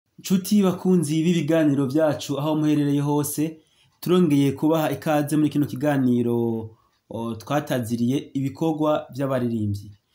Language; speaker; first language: Rundi; native; Rundi